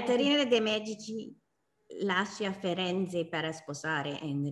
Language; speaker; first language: Italian; non-native, learner; English